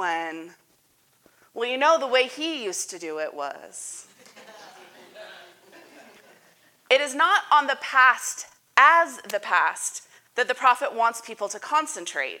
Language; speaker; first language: English; native; English